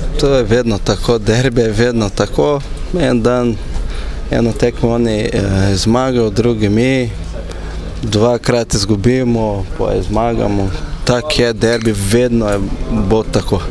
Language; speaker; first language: Slovenian; non-native, learner; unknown